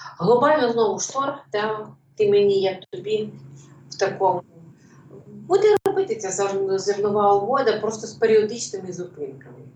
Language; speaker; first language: Ukrainian; native; Ukrainian